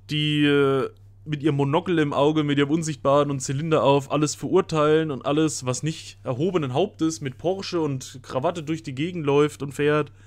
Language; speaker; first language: German; native; German